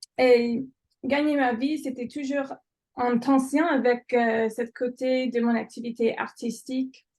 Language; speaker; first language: French; non-native, fluent; English